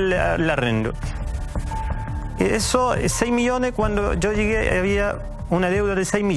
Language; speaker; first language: Spanish; native; Spanish